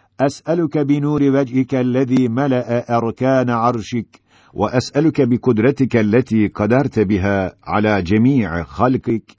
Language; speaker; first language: Arabic; non-native, fluent; Turkish